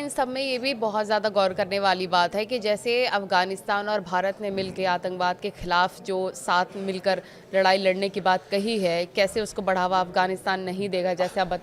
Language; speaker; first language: Hindi; native; Hindi